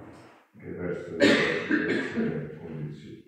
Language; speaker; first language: Italian; native; Italian